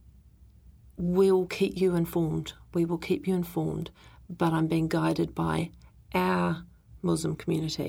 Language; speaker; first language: English; native; English